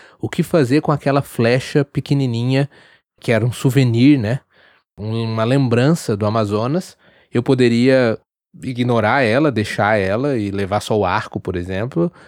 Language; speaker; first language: Portuguese; native; Portuguese